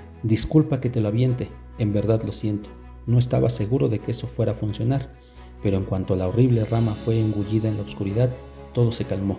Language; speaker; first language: Spanish; native; Spanish